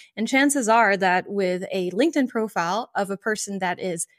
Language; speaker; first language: English; non-native, fluent; French